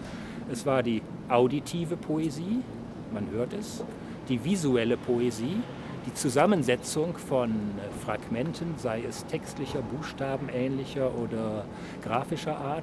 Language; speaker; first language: German; native; German